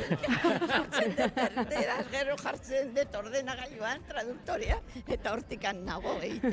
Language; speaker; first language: Basque; non-native, learner; Spanish